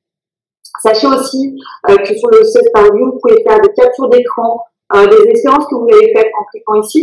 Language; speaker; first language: French; native; French